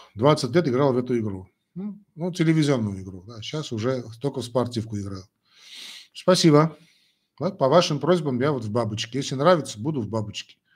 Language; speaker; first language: Russian; non-native, local second language; Armenian